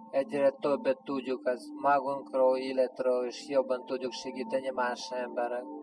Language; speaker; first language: Hungarian; non-native, fluent; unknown